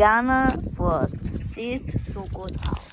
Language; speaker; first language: German; non-native, learner; Korean